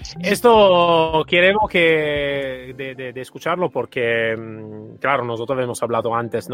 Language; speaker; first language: Spanish; non-native, fluent; Italian